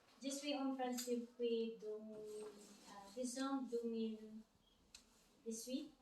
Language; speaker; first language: French; non-native, learner; Filipino